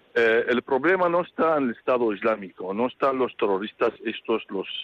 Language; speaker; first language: Spanish; non-native, fluent; Arabic